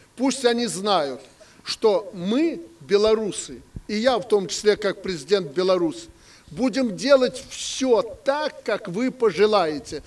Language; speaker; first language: Russian; native; Russian